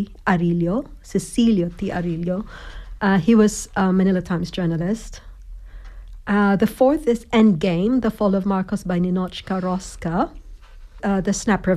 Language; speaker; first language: English; non-native, local second language; Cebuano